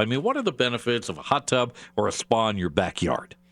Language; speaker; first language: English; native; English